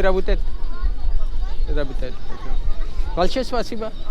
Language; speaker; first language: Russian; non-native, learner; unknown